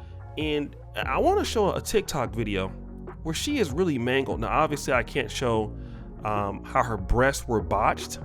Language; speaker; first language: English; native; English